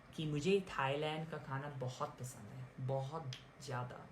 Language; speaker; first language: Hindi; non-native, fluent; English